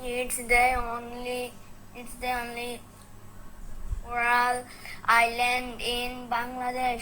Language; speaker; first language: English; non-native, learner; Bangla